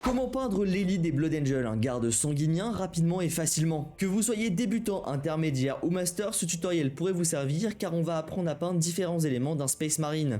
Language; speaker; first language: French; native; French